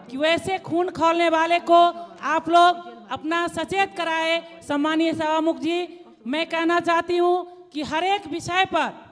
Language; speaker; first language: Hindi; non-native, local second language; Maithili